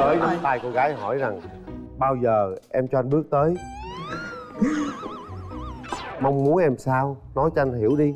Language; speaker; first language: Vietnamese; native; Vietnamese